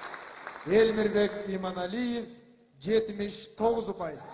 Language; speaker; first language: Kyrgyz; native; Kyrgyz